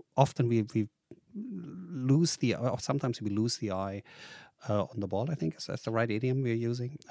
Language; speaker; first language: English; non-native, fluent; German